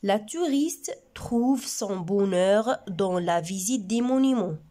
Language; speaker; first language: French; non-native, local second language; Arabic